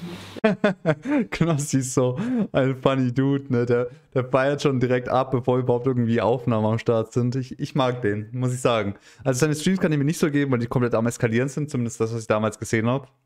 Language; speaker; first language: German; native; German